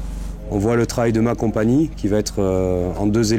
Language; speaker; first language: French; native; French